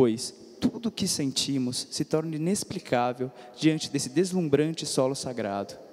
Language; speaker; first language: Portuguese; native; Portuguese